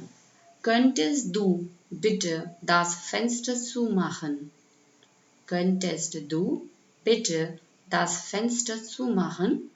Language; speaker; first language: German; non-native, fluent; Hindi